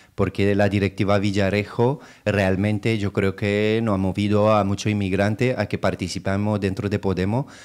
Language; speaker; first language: Spanish; non-native, fluent; Romanian